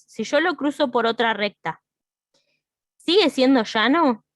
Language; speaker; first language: Spanish; native; Spanish